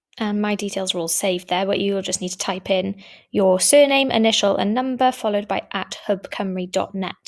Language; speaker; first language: English; native; English